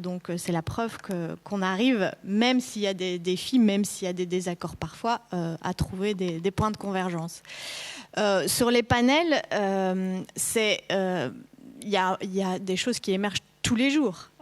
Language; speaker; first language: French; native; French